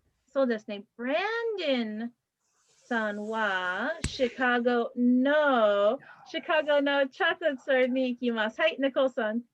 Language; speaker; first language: Japanese; non-native, fluent; English